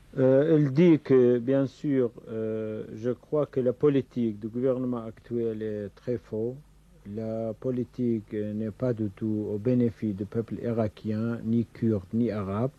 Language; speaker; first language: French; non-native, fluent; Kurdish